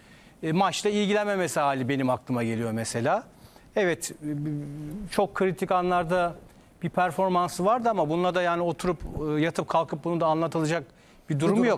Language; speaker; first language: Turkish; native; Turkish